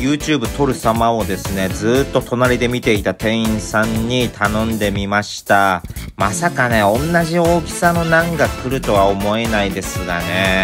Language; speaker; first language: Japanese; native; Japanese